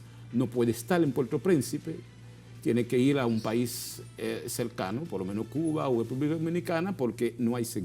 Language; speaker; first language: Spanish; non-native, fluent; Haitian Creole